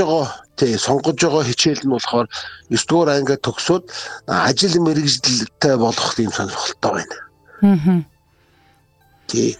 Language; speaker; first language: Mongolian; native; Mongolian